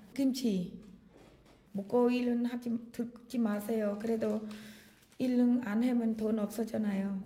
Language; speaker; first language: Korean; non-native, learner; Khmer